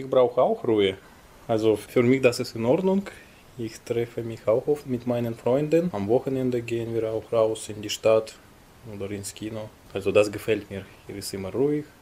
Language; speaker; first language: German; non-native, fluent; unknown